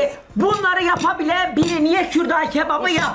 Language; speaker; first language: Turkish; native; Turkish